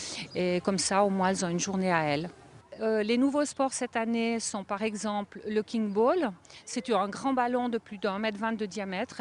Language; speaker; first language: French; native; French